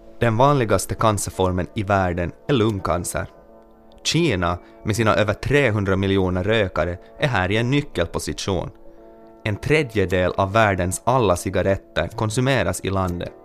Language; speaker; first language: Swedish; native; Swedish